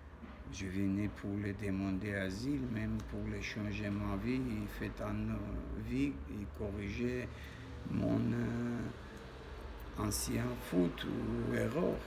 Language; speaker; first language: French; non-native, learner; Armenian